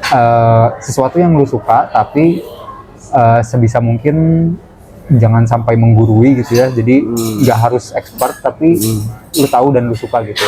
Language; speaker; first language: Indonesian; native; Indonesian